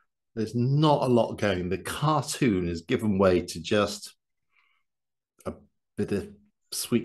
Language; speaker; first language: English; native; English